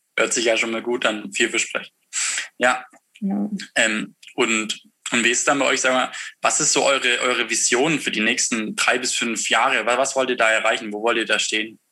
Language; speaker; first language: German; native; German